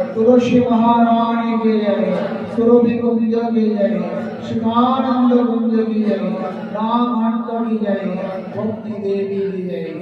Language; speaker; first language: Hindi; non-native, local second language; Bangla